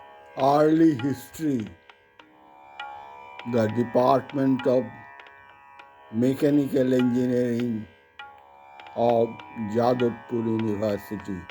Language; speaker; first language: English; non-native, local second language; Bangla